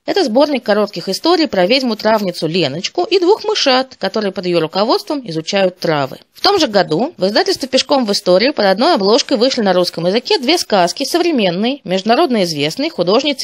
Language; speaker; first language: Russian; native; Russian